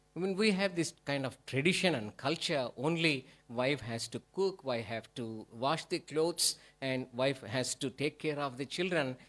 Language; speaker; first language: English; non-native, local second language; Telugu